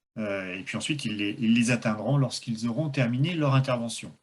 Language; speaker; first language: French; native; French